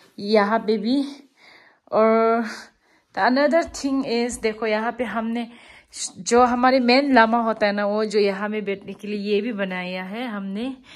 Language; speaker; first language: Hindi; non-native, local second language; Tibetan